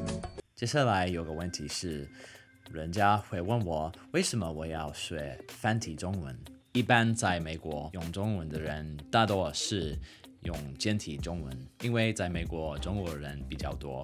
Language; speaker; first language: Chinese; non-native, fluent; English